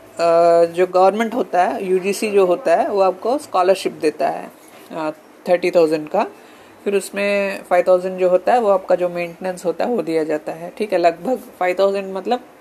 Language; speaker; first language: Hindi; non-native, local second language; Telugu